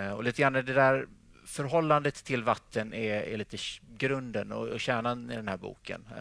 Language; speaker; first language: Swedish; native; Swedish